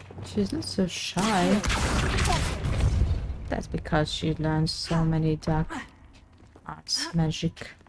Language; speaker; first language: English; non-native, learner; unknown